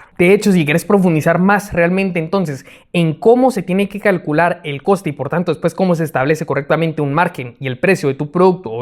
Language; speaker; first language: Spanish; native; Spanish